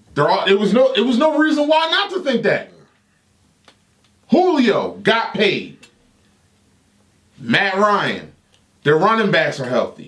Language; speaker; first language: English; native; English